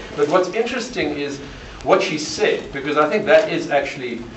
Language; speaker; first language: English; native; English